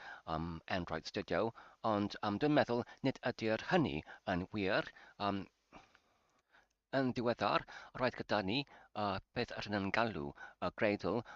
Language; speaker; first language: Welsh; non-native, learner; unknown